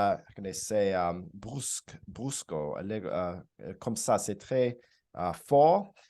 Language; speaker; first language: French; non-native, learner; English